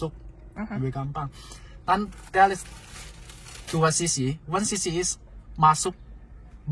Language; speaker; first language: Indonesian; non-native, learner; Chinese